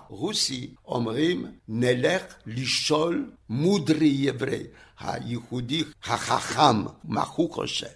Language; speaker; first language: Hebrew; non-native, fluent; French